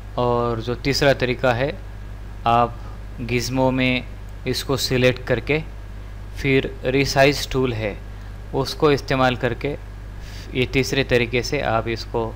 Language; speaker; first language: Hindi; non-native, local second language; Marathi